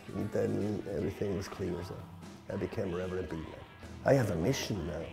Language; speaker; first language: English; non-native, fluent; Swiss German